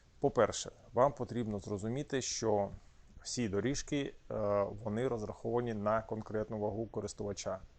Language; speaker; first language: Ukrainian; non-native, local second language; Russian